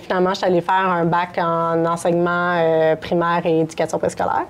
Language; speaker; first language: French; native; French